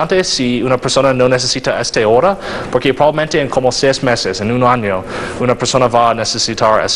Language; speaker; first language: Spanish; non-native, learner; English